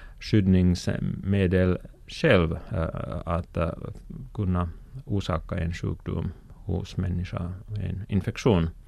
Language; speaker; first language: Swedish; non-native, local second language; Finnish